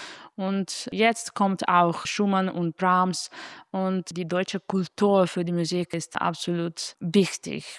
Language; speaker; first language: German; non-native, fluent; Italian